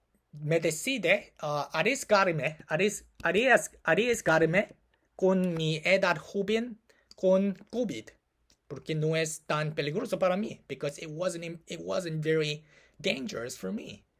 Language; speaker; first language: Spanish; non-native, learner; Korean